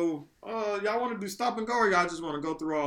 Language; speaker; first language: English; native; English